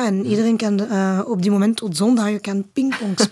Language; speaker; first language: Dutch; non-native, learner; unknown